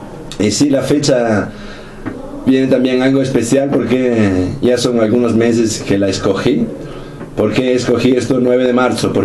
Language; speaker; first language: Spanish; non-native, fluent; Italian